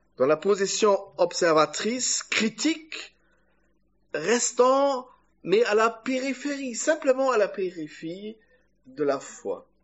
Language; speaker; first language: French; non-native, fluent; German